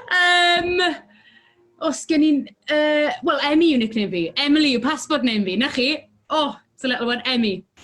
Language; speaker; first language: Welsh; native; Welsh